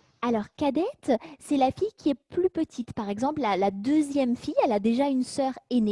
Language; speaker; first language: French; native; French